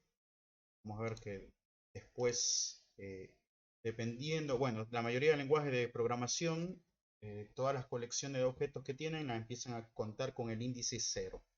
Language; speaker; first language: Spanish; native; Spanish